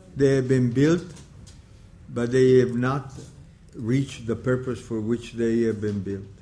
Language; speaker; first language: English; non-native, fluent; Italian